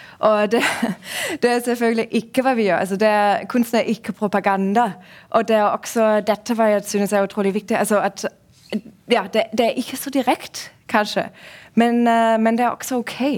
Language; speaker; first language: Norwegian; non-native, fluent; German